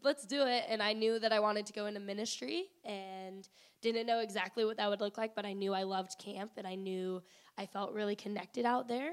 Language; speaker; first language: English; native; English